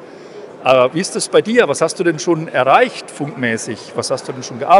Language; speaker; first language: German; native; German